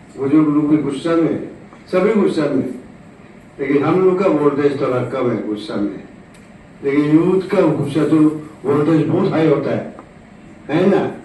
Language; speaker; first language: Hindi; non-native, local second language; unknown